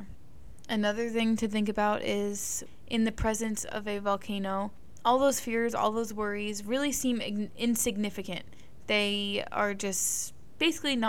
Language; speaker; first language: English; native; English